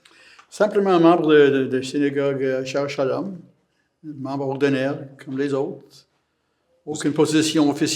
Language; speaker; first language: French; non-native, fluent; English